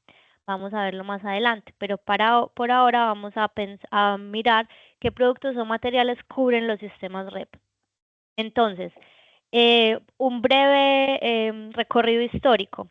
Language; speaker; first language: Spanish; native; Spanish